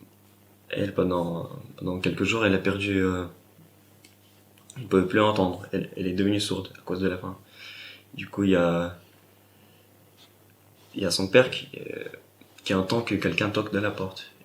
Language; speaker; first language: French; non-native, fluent; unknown